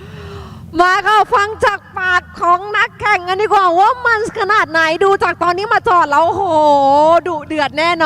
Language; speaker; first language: Thai; native; Thai